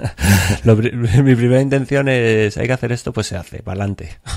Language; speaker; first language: Spanish; native; Spanish